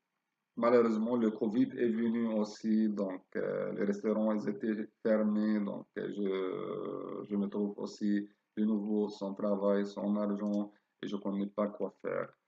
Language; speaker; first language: French; non-native, fluent; Arabic